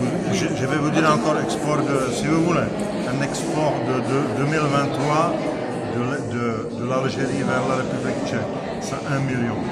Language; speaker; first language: French; non-native, fluent; Czech